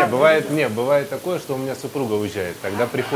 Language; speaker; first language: Russian; native; Russian